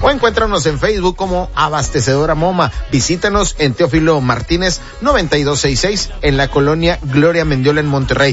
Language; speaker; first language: Spanish; native; Spanish